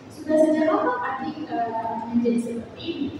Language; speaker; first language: Indonesian; native; Indonesian